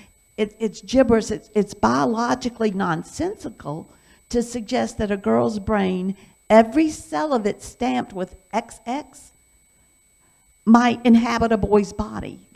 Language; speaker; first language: English; native; English